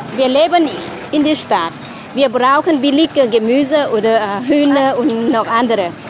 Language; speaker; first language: German; non-native, learner; Lao